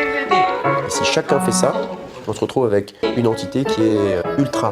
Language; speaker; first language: French; native; French